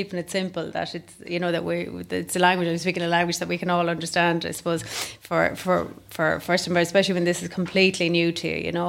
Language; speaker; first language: English; native; English